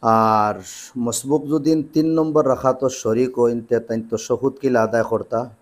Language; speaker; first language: Bangla; native; Bangla